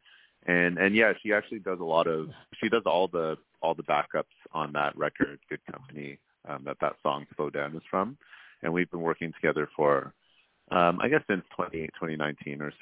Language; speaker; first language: English; native; English